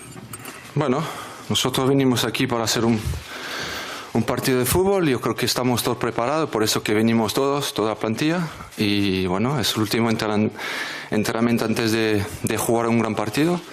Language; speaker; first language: Spanish; non-native, fluent; French